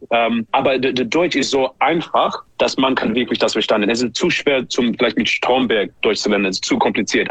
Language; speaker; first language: German; non-native, learner; English